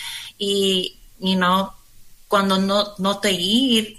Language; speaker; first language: Spanish; non-native, learner; English